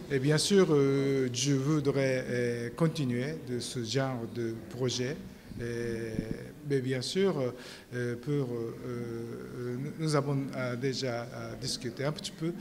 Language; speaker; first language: French; non-native, learner; Japanese